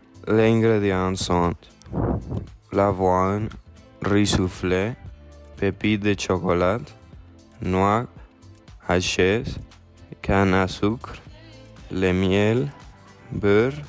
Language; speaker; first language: French; non-native, learner; Spanish